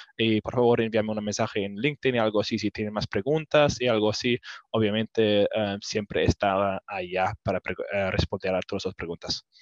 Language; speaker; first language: Spanish; non-native, learner; English